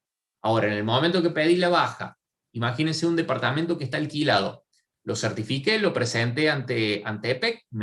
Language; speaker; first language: Spanish; native; Spanish